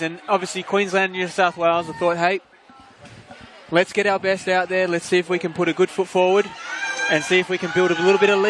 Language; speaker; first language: English; native; English